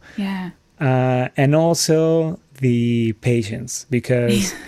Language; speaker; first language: English; non-native, fluent; Spanish